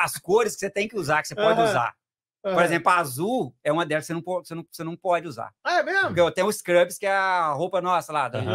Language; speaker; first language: Portuguese; native; Portuguese